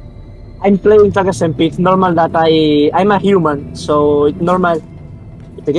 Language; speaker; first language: English; non-native, learner; Spanish